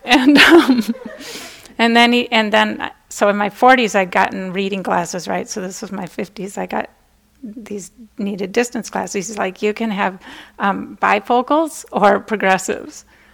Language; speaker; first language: English; native; English